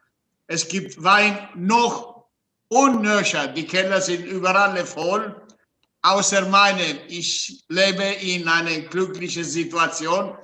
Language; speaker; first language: German; non-native, fluent; Italian